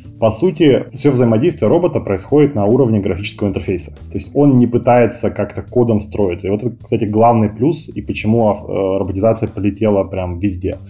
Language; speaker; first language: Russian; native; Russian